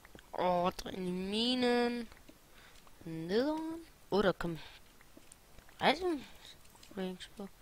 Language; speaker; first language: Danish; native; Danish